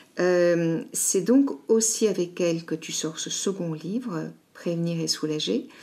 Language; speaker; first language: French; native; French